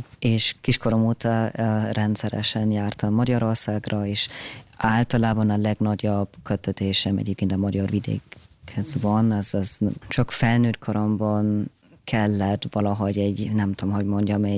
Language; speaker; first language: Hungarian; early bilingual, heritage; German